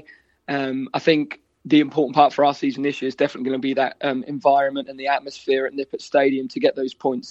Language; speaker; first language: English; native; English